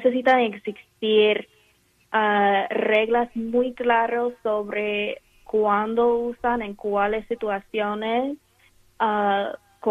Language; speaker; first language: Spanish; non-native, fluent; English